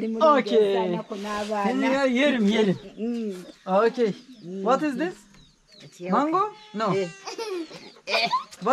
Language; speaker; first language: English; non-native, learner; Turkish